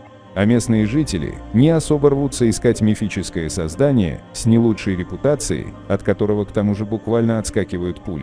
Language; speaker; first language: Russian; native; Russian